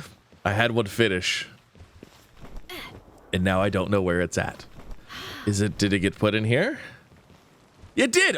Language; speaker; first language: English; native; English